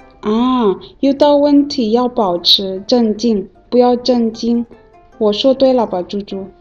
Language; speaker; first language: Chinese; non-native, fluent; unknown